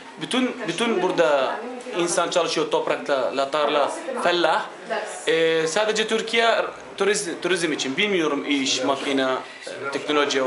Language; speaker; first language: Turkish; non-native, learner; Arabic